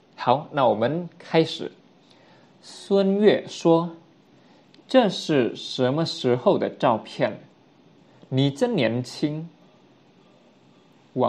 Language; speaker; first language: Chinese; non-native, fluent; Indonesian